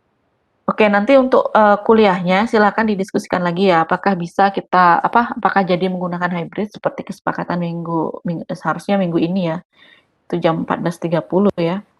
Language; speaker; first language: Indonesian; native; Indonesian